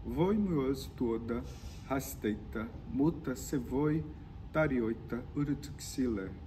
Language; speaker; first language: Finnish; non-native, learner; Portuguese